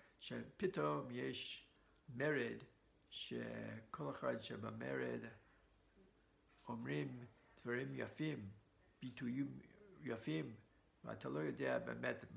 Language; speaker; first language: Hebrew; non-native, fluent; English